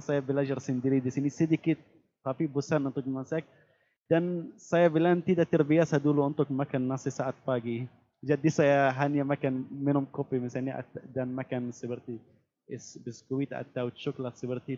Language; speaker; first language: Indonesian; non-native, fluent; Arabic